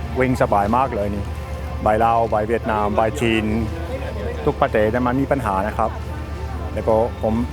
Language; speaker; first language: Thai; non-native, learner; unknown